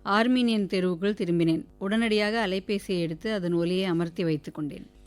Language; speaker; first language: Tamil; native; Tamil